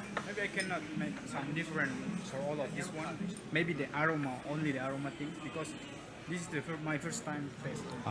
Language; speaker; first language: English; non-native, learner; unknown